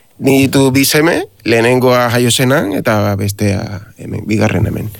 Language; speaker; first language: Basque; non-native, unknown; Spanish